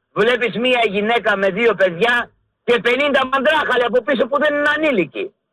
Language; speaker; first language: Greek; early bilingual, heritage; Greek